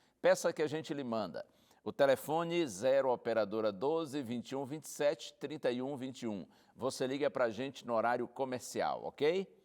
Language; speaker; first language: Portuguese; native; Portuguese